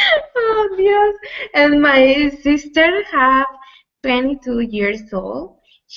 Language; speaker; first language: English; non-native, learner; Spanish